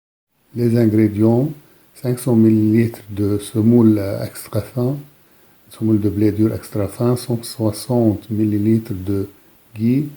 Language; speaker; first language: French; non-native, local second language; Arabic